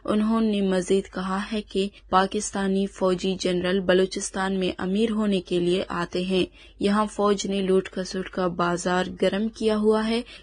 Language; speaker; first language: Urdu; non-native, local second language; Baluchi